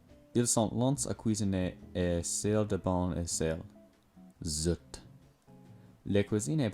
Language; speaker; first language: French; non-native, learner; English